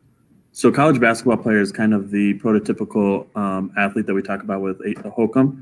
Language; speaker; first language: English; native; English